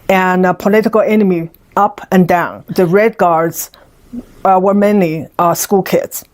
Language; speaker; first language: English; non-native, fluent; Chinese